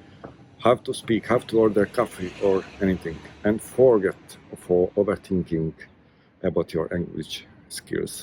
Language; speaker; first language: English; non-native, learner; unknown